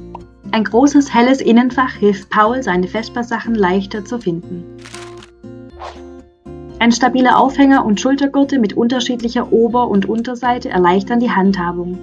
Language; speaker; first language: German; native; German